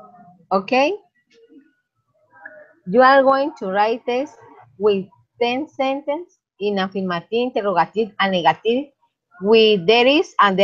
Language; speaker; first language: English; non-native, learner; Spanish